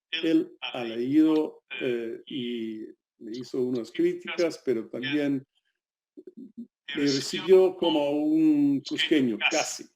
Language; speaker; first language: Spanish; non-native, fluent; English